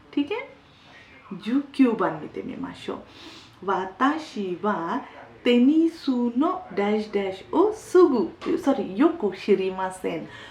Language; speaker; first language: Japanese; non-native, fluent; Hindi